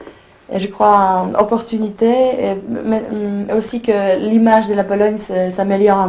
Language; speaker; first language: French; non-native, fluent; Polish